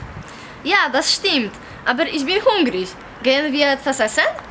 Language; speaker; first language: German; non-native, learner; Polish